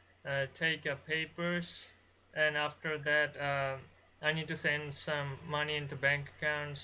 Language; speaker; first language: English; non-native, learner; Bangla